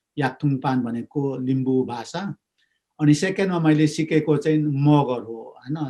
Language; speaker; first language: Nepali; non-native, local second language; Limbu